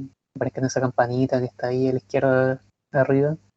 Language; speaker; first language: Spanish; native; Spanish